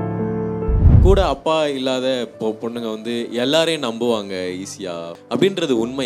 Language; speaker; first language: Tamil; native; Tamil